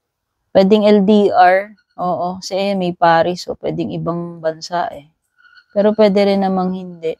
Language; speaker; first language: Filipino; native; Filipino